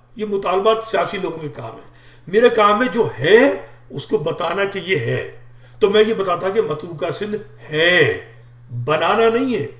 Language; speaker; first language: Urdu; native; Urdu